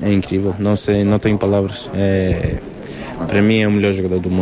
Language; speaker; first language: Portuguese; non-native, fluent; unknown